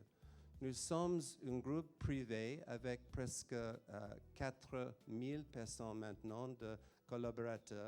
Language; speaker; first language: French; non-native, fluent; English